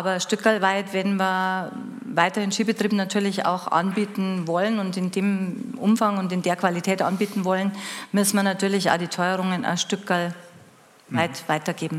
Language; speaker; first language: German; native; German